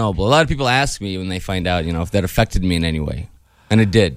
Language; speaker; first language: English; non-native, fluent; Russian